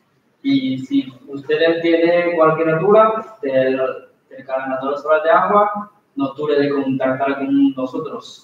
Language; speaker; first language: Spanish; non-native, learner; Chinese